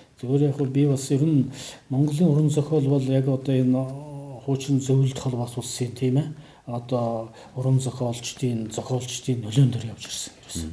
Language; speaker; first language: Mongolian; non-native, local second language; Kazakh